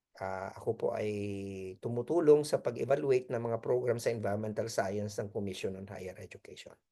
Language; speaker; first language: Filipino; native; Filipino